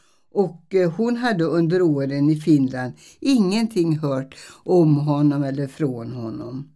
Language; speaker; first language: Swedish; early bilingual, other home language; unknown